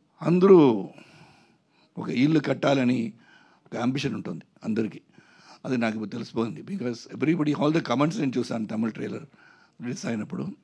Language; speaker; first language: Telugu; non-native, local second language; Tamil